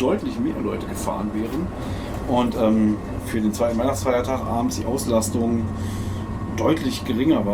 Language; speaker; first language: German; native; German